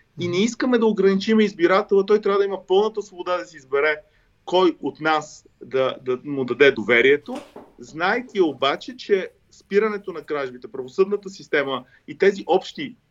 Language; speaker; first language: Bulgarian; native; Bulgarian